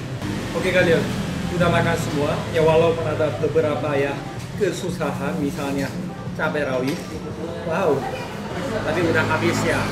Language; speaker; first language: Indonesian; non-native, learner; Korean